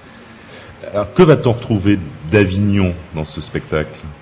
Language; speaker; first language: French; native; French